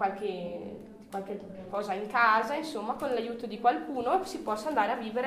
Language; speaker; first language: Italian; native; Italian